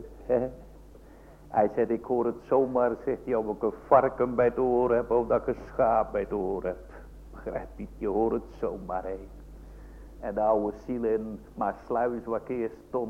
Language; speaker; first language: Dutch; native; Dutch